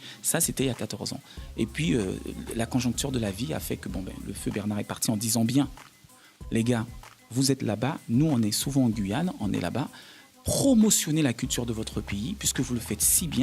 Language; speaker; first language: French; native; French